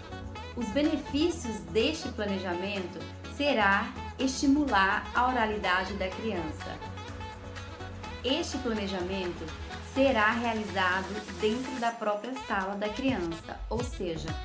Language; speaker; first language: Portuguese; native; Portuguese